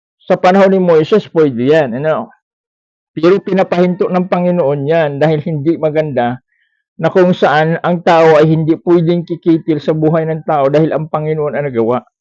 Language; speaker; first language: Filipino; non-native, local second language; Cebuano